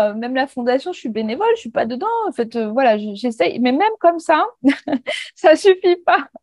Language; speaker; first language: French; native; French